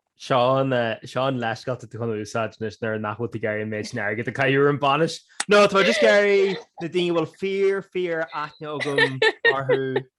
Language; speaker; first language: Irish; native; Irish